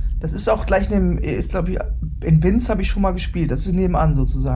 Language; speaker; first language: German; native; German